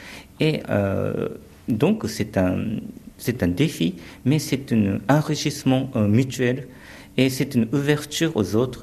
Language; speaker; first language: French; early bilingual, other home language; Japanese